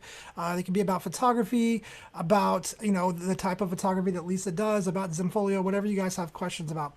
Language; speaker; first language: English; native; English